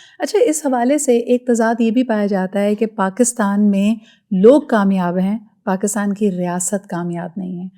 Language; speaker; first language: Urdu; native; Urdu